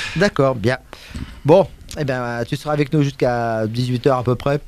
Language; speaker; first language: French; native; French